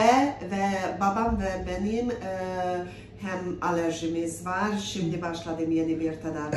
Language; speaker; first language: Turkish; non-native, learner; Hungarian